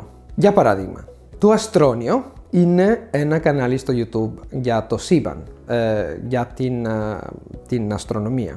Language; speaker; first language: Greek; non-native, fluent; Italian